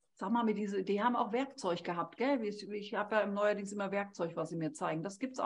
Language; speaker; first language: German; native; German